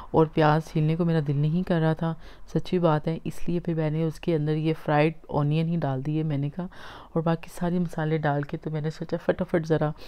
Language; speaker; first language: Urdu; native; Urdu